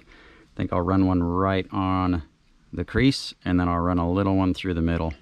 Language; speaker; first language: English; native; English